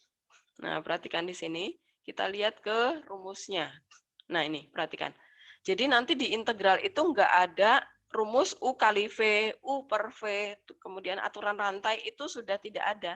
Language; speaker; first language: Indonesian; native; Indonesian